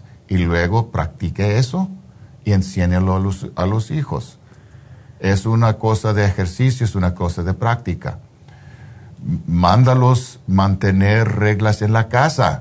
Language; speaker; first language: Spanish; early bilingual, heritage; Spanish